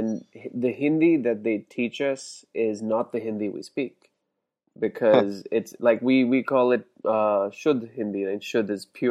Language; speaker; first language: English; non-native, local second language; Hindi